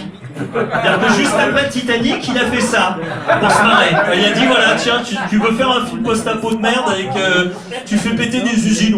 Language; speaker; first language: French; native; French